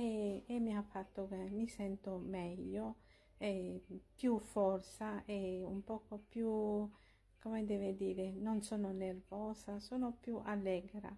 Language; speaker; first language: Italian; non-native, learner; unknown